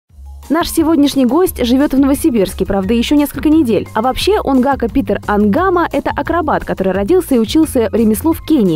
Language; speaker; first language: Russian; native; Russian